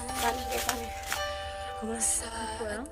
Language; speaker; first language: Korean; non-native, learner; Filipino